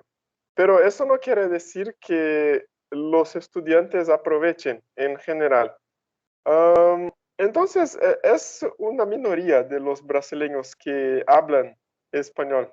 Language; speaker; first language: Spanish; non-native, fluent; Portuguese